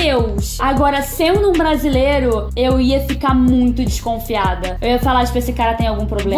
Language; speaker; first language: Portuguese; native; Portuguese